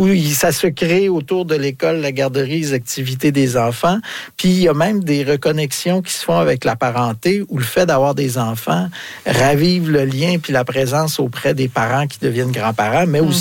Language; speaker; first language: French; native; French